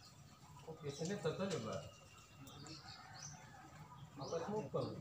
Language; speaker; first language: Indonesian; non-native, local second language; Javanese